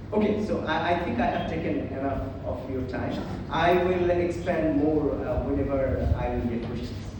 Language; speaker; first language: English; non-native, local second language; Bangla